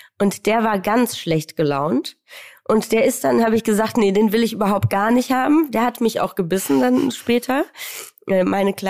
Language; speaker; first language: German; native; German